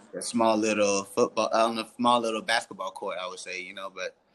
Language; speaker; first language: English; early bilingual, other home language; French